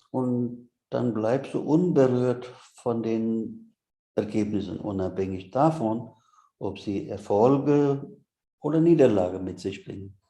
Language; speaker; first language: German; non-native, fluent; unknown